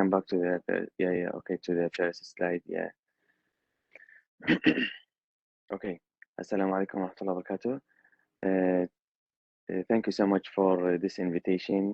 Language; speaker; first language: English; non-native, learner; Arabic